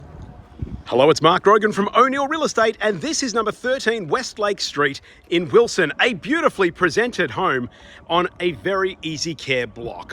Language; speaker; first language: English; native; English